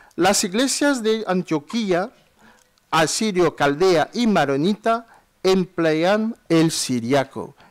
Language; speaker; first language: Spanish; non-native, fluent; French